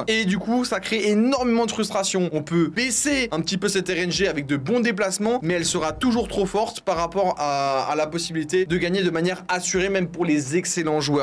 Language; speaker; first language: French; native; French